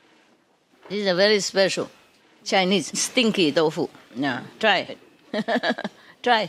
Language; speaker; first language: English; non-native, fluent; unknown